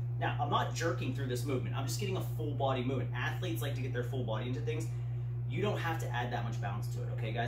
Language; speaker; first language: English; native; English